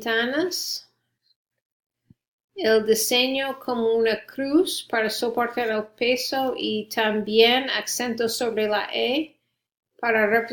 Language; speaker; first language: Spanish; non-native, fluent; English